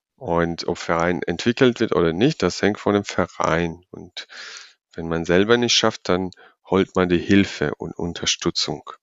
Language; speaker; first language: German; non-native, fluent; Georgian